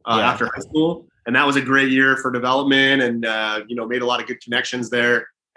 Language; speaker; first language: English; native; English